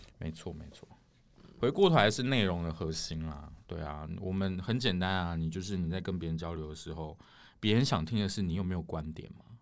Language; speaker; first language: Chinese; native; Chinese